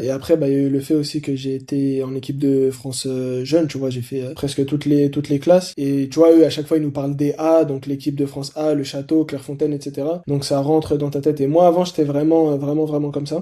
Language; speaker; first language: French; native; French